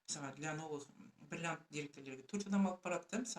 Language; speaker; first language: Russian; non-native, local second language; Kazakh